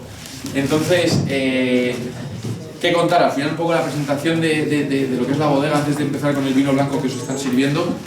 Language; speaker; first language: Spanish; native; Spanish